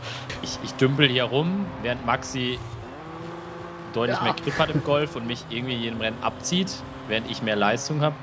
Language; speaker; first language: German; native; German